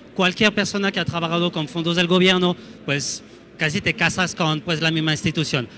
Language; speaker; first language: Spanish; non-native, fluent; French